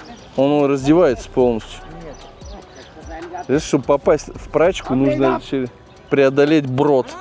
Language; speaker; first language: Russian; native; Russian